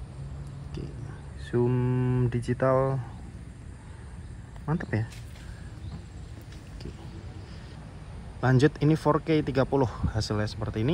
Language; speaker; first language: Indonesian; native; Indonesian